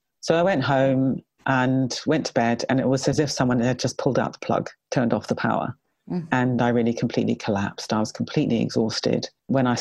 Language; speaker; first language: English; native; English